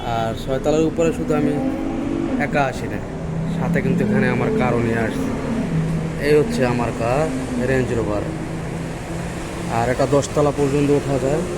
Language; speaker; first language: Bangla; native; Bangla